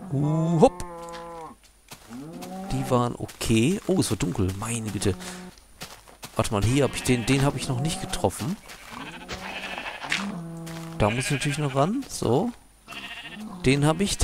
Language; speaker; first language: German; native; German